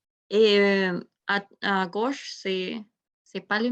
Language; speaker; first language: French; non-native, learner; Spanish